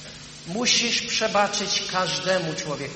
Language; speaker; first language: Polish; native; Polish